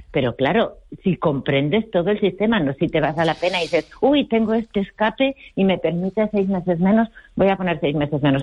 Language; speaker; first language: Spanish; native; Spanish